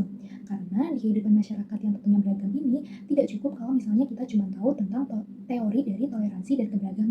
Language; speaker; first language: Indonesian; native; Indonesian